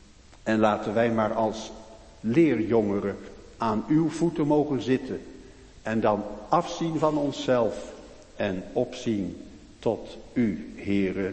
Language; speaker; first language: Dutch; native; Dutch